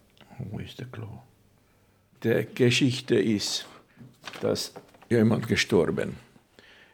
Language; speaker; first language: German; non-native, fluent; Hungarian